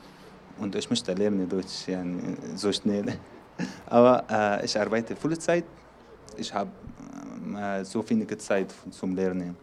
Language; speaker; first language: German; non-native, learner; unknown